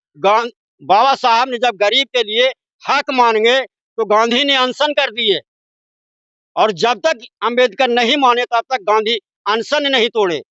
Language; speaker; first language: Hindi; native; Hindi